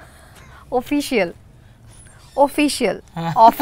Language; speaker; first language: Telugu; non-native, learner; Bangla